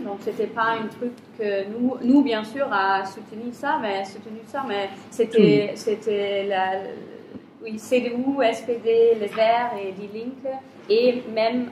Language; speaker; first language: French; non-native, fluent; German